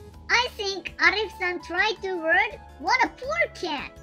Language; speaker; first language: English; non-native, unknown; Japanese